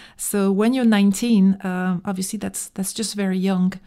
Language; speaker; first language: English; non-native, fluent; French